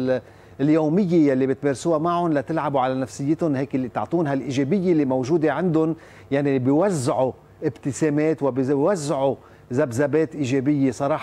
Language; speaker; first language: Arabic; native; Arabic